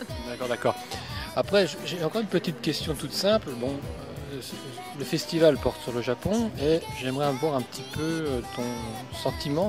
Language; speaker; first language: French; native; French